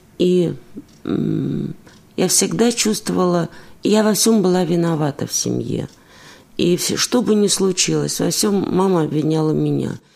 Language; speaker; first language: Russian; native; Russian